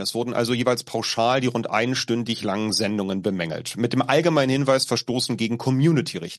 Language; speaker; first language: German; native; German